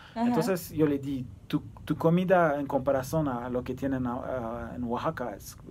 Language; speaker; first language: Spanish; early bilingual, other home language; Turkish